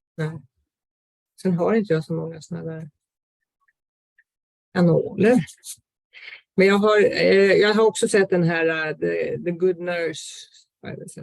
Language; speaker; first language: Swedish; native; Swedish